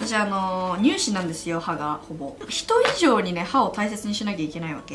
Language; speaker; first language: Japanese; native; Japanese